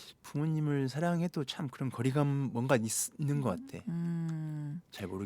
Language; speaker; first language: Korean; native; Korean